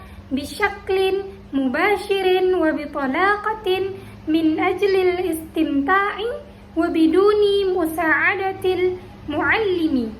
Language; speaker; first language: Arabic; non-native, learner; Indonesian